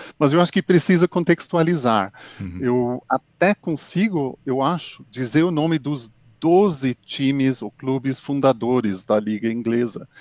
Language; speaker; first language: Portuguese; non-native, fluent; English